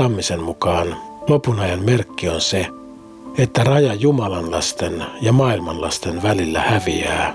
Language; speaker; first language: Finnish; native; Finnish